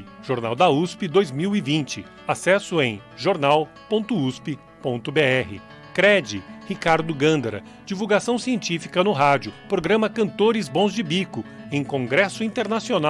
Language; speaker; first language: Portuguese; native; Portuguese